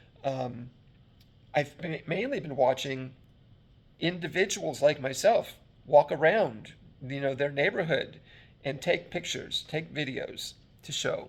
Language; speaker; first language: English; native; English